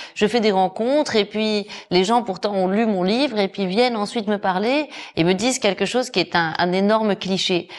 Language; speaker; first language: French; native; French